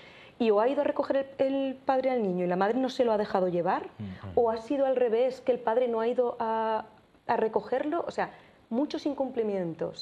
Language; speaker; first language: Spanish; native; Spanish